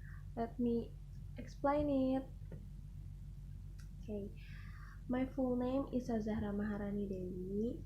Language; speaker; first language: English; non-native, learner; Indonesian